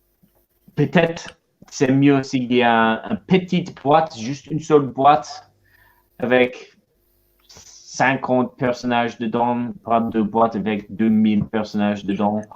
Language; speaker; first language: French; non-native, learner; English